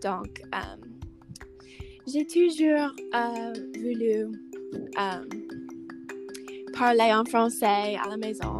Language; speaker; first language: French; non-native, learner; English